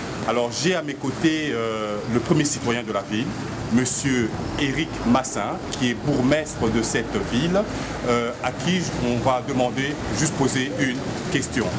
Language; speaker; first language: French; non-native, local second language; Lingala